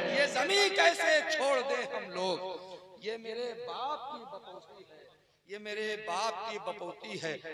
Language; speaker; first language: Hindi; native; Hindi